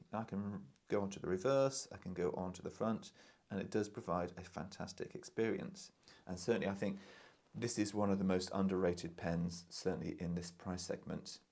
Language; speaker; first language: English; native; English